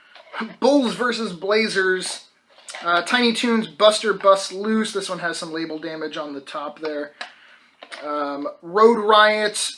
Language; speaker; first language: English; native; English